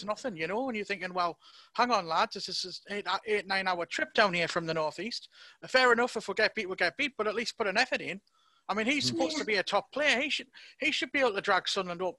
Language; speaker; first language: English; native; English